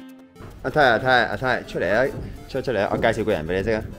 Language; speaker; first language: Cantonese; native; Cantonese